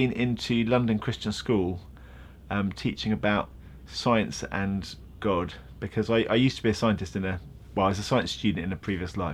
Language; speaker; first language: English; native; English